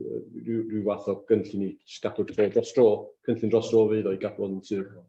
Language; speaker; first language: Welsh; native; Welsh